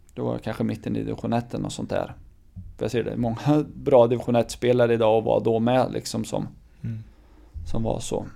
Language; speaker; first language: Swedish; native; Swedish